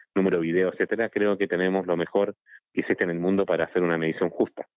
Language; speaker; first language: Spanish; native; Spanish